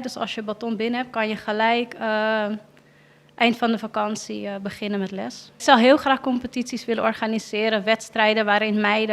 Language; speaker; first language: Dutch; native; Dutch